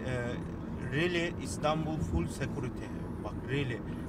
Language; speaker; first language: Turkish; non-native, learner; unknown